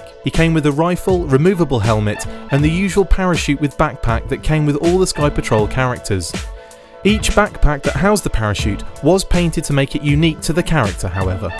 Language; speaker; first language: English; native; English